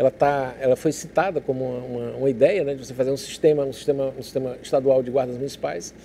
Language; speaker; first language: Portuguese; native; Portuguese